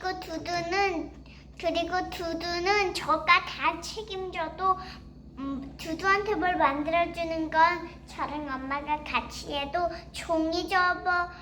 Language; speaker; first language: Korean; early bilingual, heritage; Korean